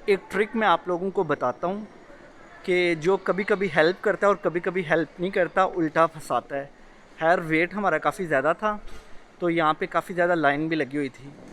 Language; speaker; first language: Urdu; non-native, local second language; Punjabi